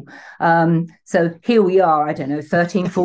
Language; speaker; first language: English; native; English